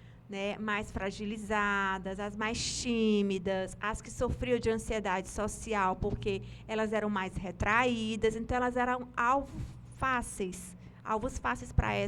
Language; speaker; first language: Portuguese; native; Portuguese